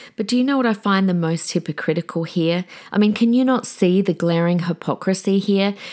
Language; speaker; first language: English; native; English